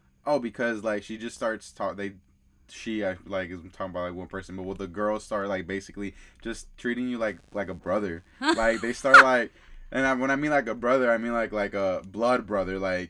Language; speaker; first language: English; early bilingual, other home language; Spanish